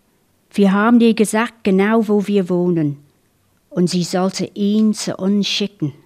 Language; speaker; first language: German; non-native, fluent; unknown